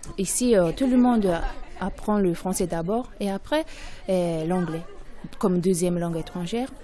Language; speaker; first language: French; non-native, fluent; Japanese